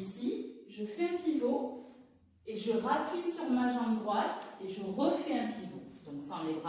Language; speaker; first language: French; native; French